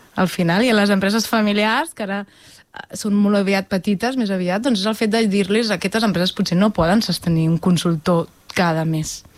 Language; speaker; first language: Catalan; native; Catalan